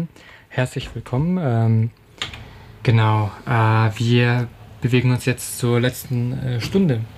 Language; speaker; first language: German; native; German